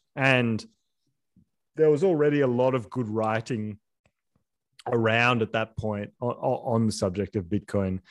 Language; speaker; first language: English; native; English